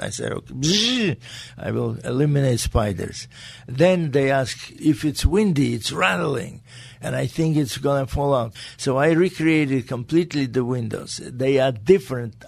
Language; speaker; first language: English; non-native, fluent; Latvian